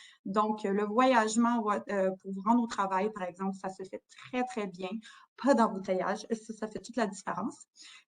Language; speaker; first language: French; native; French